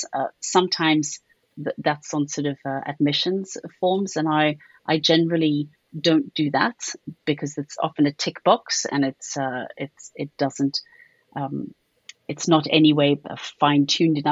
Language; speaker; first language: English; native; English